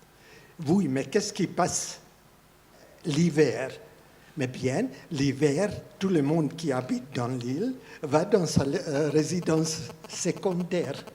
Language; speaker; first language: French; non-native, fluent; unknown